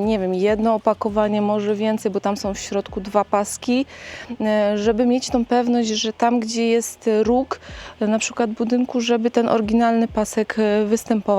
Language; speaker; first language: Polish; native; Polish